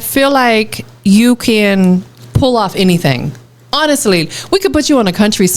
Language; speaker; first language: English; native; English